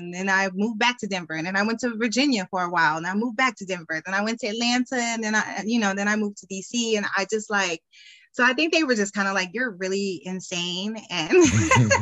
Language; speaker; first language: English; native; English